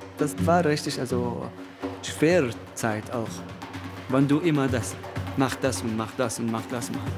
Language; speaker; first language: German; non-native, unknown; Arabic